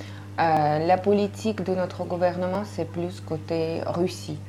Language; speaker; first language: French; non-native, fluent; Russian